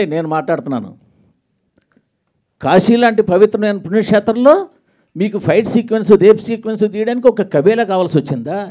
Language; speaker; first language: Telugu; native; Telugu